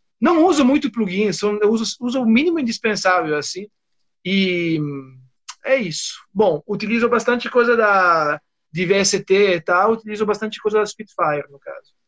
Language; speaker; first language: Portuguese; non-native, fluent; Italian